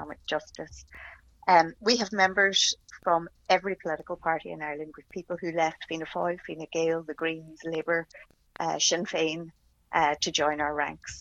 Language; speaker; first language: English; native; English